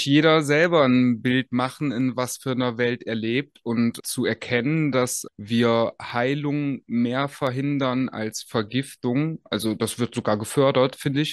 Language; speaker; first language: German; native; German